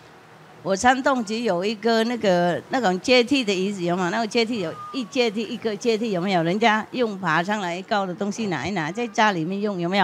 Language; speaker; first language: Chinese; non-native, fluent; Vietnamese